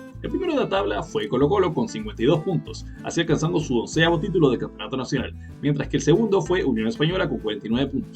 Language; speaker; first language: Spanish; native; Spanish